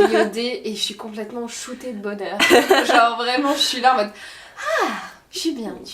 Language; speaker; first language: French; native; French